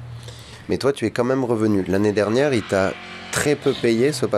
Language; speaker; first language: French; native; French